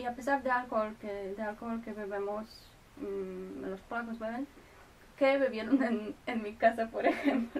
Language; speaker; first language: Spanish; non-native, fluent; Polish